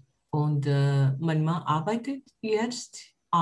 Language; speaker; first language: German; non-native, learner; Portuguese